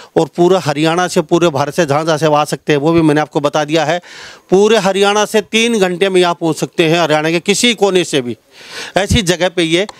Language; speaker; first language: Hindi; native; Hindi